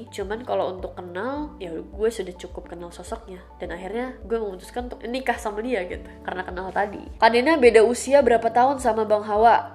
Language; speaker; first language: Indonesian; native; Indonesian